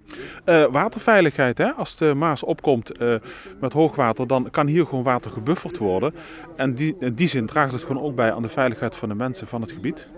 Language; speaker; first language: Dutch; native; Dutch